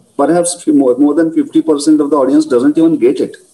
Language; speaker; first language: English; non-native, local second language; Marathi